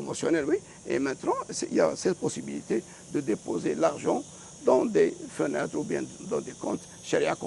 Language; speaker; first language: French; non-native, local second language; Arabic